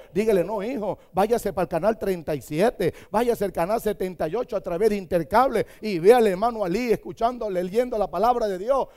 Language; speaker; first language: Spanish; native; Spanish